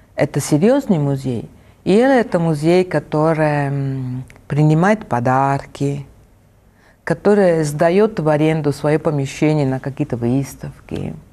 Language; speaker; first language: Russian; non-native, fluent; Italian